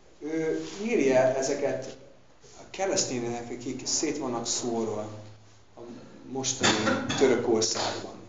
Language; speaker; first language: Hungarian; non-native, fluent; English